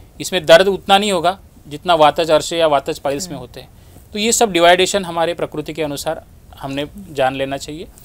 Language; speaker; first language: Hindi; non-native, local second language; Marathi